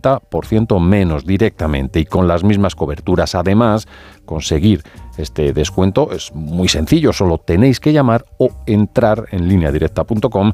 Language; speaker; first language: Spanish; native; Spanish